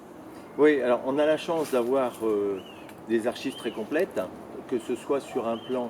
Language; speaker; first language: French; native; French